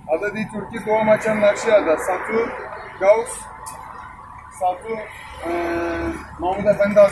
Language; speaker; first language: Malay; non-native, fluent; Turkish